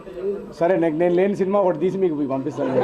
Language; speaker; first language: Telugu; native; Telugu